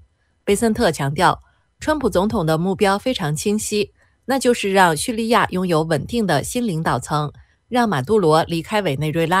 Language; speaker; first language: Chinese; native; Chinese